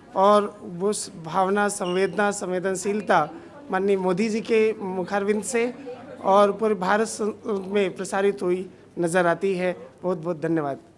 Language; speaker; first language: Hindi; native; Hindi